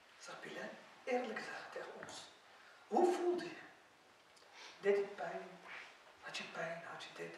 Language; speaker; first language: Dutch; non-native, fluent; Arabic